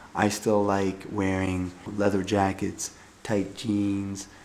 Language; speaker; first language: English; native; English